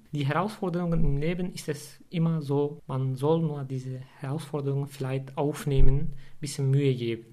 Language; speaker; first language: German; non-native, fluent; Turkish